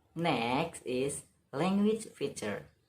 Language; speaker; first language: English; non-native, learner; Indonesian